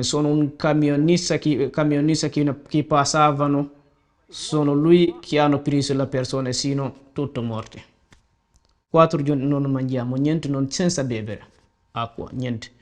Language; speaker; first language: Italian; non-native, learner; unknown